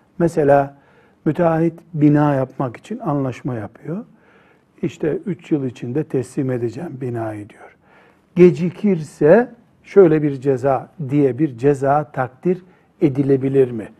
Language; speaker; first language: Turkish; native; Turkish